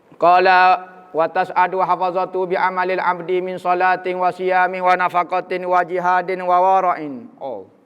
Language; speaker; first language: Malay; native; Malay